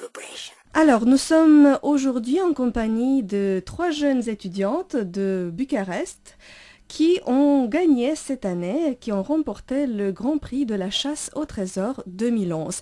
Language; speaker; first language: French; non-native, fluent; Romanian